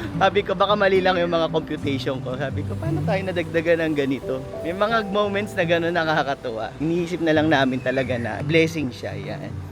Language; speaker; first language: Filipino; native; Filipino